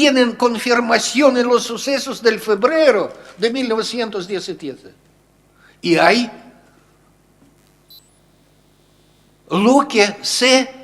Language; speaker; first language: Spanish; non-native, fluent; Russian